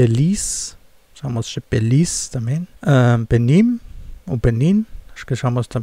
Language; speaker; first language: Portuguese; non-native, fluent; German